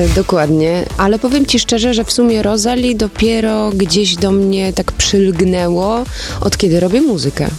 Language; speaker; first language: Polish; early bilingual, heritage; Polish